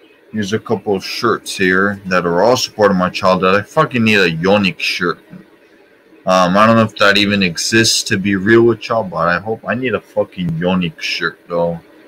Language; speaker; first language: English; native; English